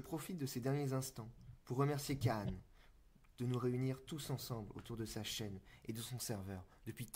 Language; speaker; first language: French; native; French